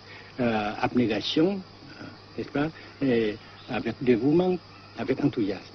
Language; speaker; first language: French; non-native, fluent; Vietnamese